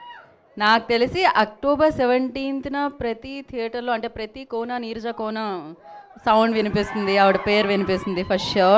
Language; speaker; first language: Telugu; native; Telugu